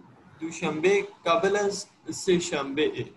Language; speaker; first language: Persian; non-native, learner; Urdu